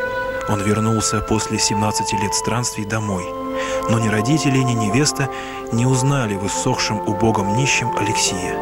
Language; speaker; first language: Russian; native; Russian